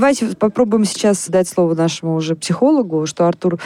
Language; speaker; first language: Russian; native; Russian